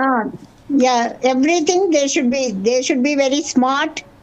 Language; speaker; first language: English; non-native, local second language; Telugu